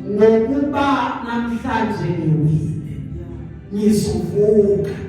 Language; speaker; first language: Zulu; native; Zulu